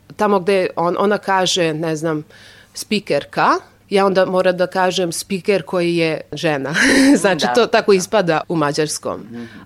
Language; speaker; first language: Serbian; non-native, local second language; Hungarian